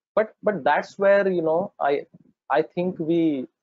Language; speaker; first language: English; non-native, local second language; Marathi